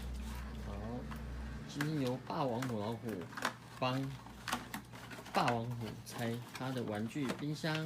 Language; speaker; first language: Chinese; native; Chinese